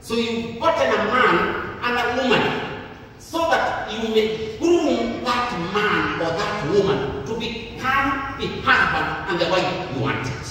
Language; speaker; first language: English; non-native, local second language; Swahili